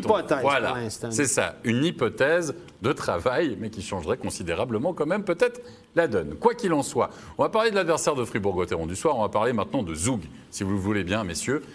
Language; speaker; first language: French; native; French